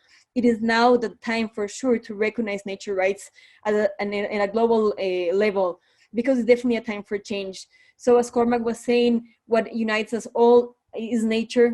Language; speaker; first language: English; non-native, fluent; Spanish